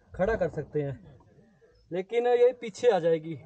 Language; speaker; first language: Hindi; non-native, local second language; Punjabi